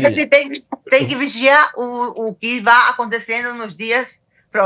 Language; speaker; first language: Portuguese; non-native, fluent; Arabic